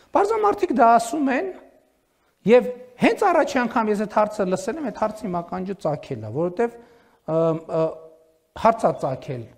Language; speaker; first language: Armenian; native; Armenian